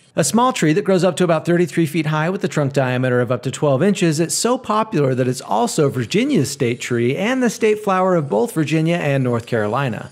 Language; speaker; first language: English; native; English